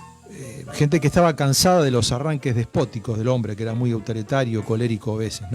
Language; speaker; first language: Spanish; native; Spanish